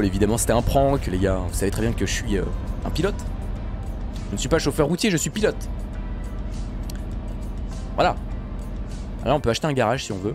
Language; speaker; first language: French; native; French